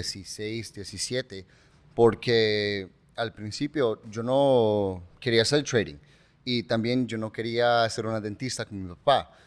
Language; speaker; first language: Spanish; early bilingual, heritage; English